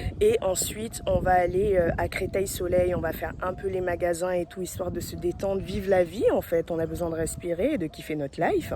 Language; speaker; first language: French; early bilingual, other home language; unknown